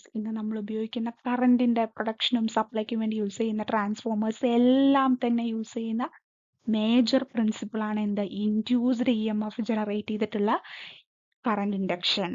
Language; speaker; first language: Malayalam; native; Malayalam